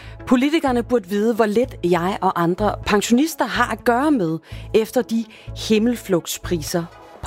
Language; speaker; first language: Danish; native; Danish